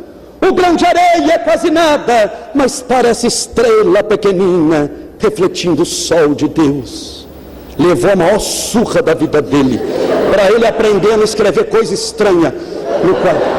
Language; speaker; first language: Portuguese; native; Portuguese